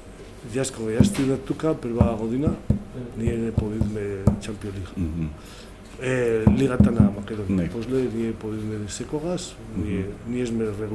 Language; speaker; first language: Macedonian; non-native, learner; Spanish